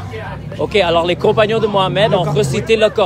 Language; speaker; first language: French; native; French